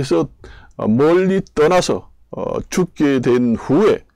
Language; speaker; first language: Korean; native; Korean